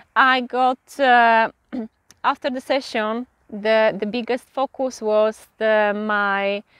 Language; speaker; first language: English; non-native, fluent; Polish